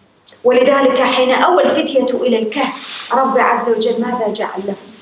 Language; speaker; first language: Arabic; native; Arabic